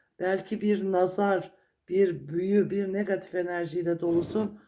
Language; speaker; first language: Turkish; native; Turkish